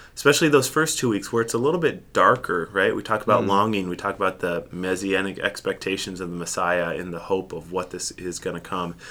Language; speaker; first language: English; native; English